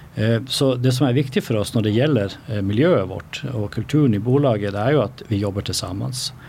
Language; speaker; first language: Swedish; non-native, fluent; Norwegian